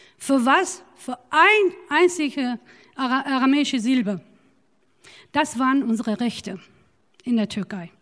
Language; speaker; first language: German; non-native, fluent; Turoyo